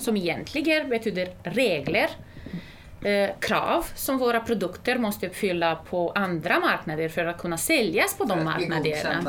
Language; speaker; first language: Swedish; non-native, fluent; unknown